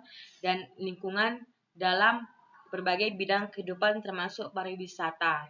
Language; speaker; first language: Indonesian; non-native, local second language; Balinese